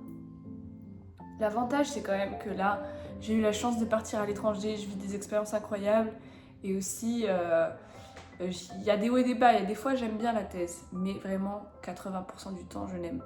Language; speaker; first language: French; native; French